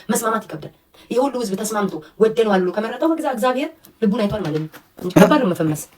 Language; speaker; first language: Amharic; native; Amharic